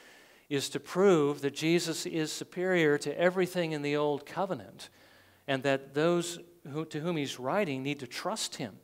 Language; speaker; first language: English; native; English